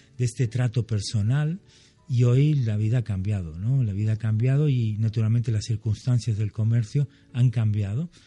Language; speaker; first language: Spanish; non-native, fluent; German